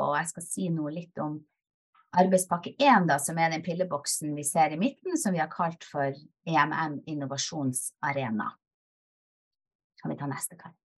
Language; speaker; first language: Norwegian; native; Norwegian